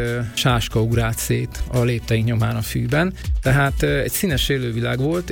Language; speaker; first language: Hungarian; native; Hungarian